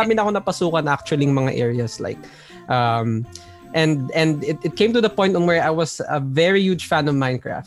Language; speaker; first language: English; non-native, local second language; Hiligaynon